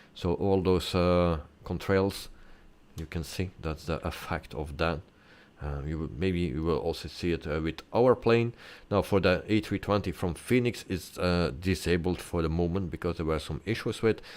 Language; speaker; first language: English; non-native, fluent; Dutch